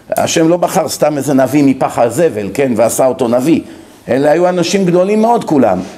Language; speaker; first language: Hebrew; native; Hebrew